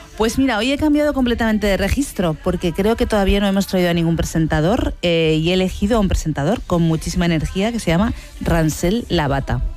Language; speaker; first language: Spanish; native; Spanish